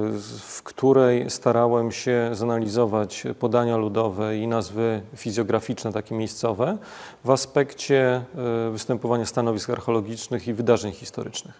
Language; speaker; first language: Polish; native; Polish